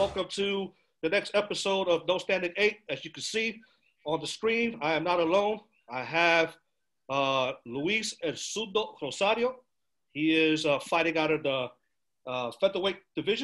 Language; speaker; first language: English; early bilingual, other home language; Spanish